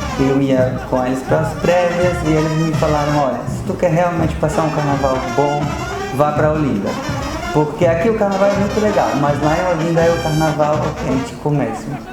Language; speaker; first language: Portuguese; non-native, fluent; Arabic